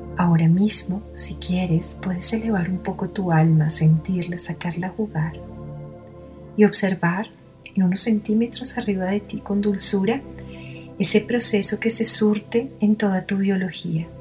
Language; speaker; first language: Spanish; native; Spanish